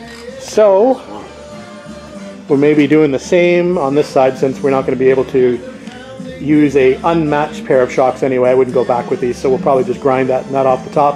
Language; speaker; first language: English; native; English